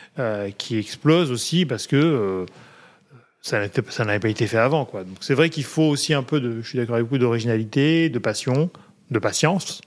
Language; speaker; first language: French; native; French